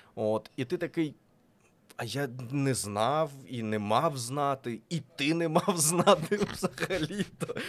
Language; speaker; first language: Ukrainian; non-native, local second language; Russian